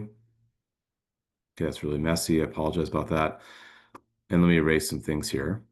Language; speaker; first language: English; native; English